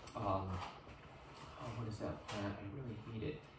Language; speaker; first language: English; native; English